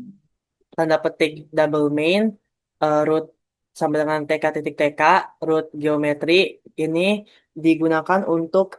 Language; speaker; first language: Indonesian; native; Indonesian